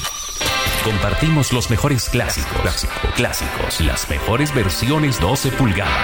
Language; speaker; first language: Spanish; native; Spanish